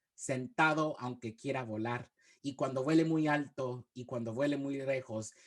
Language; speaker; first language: Spanish; early bilingual, heritage; Spanish